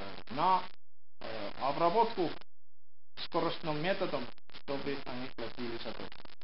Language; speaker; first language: Russian; non-native, local second language; Estonian